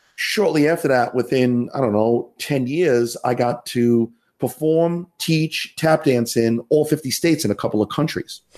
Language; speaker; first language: English; native; English